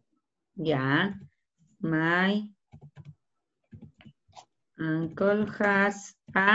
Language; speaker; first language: English; non-native, learner; Spanish